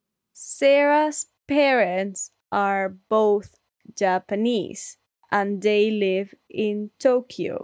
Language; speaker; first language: English; non-native, learner; Spanish